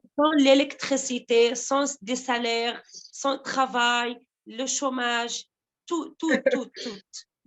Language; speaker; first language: French; non-native, local second language; Arabic